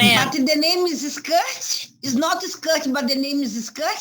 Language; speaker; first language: English; non-native, learner; Portuguese